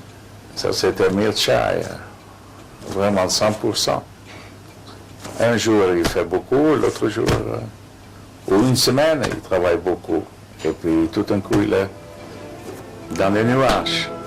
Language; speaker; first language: French; non-native, fluent; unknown